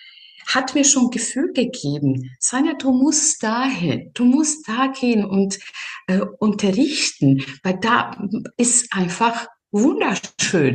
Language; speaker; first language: German; non-native, fluent; Serbian